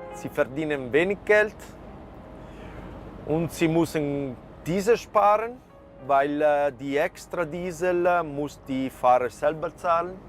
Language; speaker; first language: German; non-native, fluent; Italian